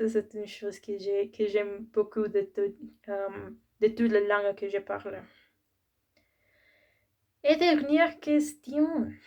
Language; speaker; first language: French; non-native, learner; Spanish